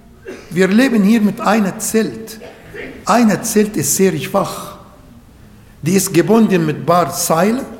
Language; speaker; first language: German; non-native, learner; Arabic